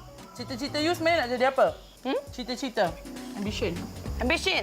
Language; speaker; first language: Malay; native; Malay